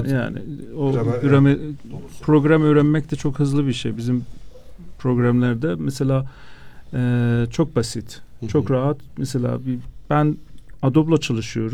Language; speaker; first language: Turkish; non-native, fluent; Azerbaijani